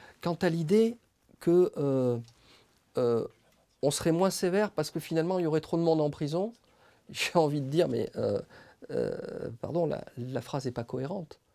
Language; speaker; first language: French; native; French